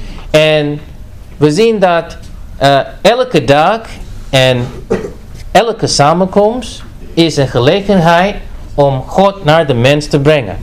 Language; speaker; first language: Dutch; non-native, fluent; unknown